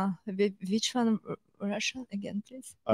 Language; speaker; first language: English; non-native, fluent; Russian